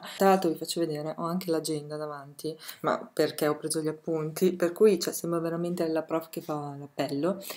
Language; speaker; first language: Italian; native; Italian